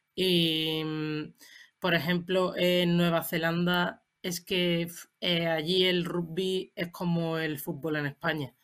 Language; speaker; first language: Spanish; native; Spanish